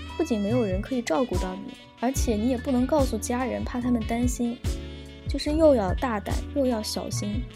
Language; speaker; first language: Chinese; native; Chinese